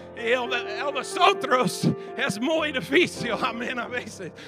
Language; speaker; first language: Spanish; non-native, fluent; English